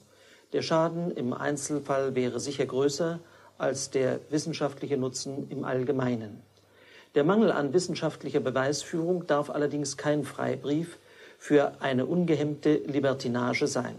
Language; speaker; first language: German; native; German